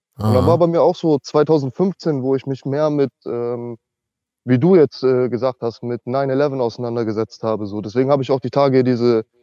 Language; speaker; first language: German; native; German